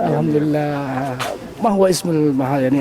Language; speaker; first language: Arabic; non-native, learner; Indonesian